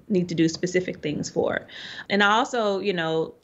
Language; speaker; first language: English; native; English